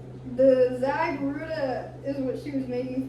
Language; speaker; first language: English; native; English